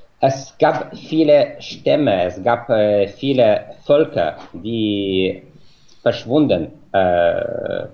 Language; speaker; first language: German; non-native, fluent; Russian